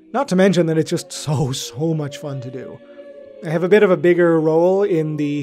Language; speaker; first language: English; native; English